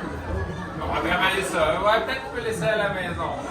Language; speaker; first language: French; native; French